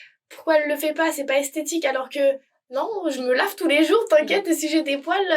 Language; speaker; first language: French; native; French